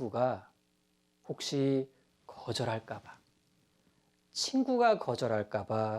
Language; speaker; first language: Korean; native; Korean